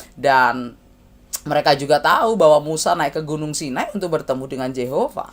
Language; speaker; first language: Indonesian; native; Indonesian